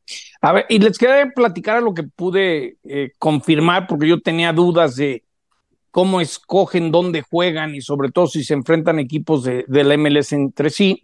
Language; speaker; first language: Spanish; native; Spanish